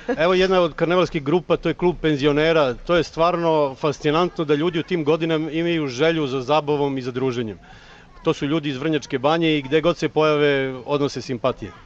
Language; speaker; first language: Serbian; native; Serbian